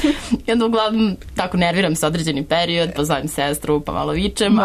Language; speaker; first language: Serbian; native; Serbian